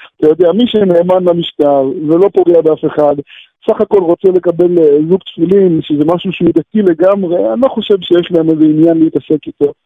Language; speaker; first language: Hebrew; native; Hebrew